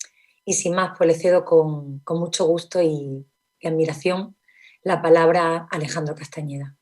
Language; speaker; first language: Spanish; native; Spanish